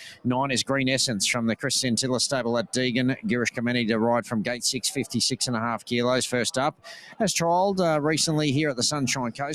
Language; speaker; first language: English; native; English